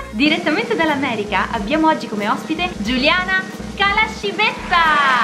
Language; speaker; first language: Italian; native; Italian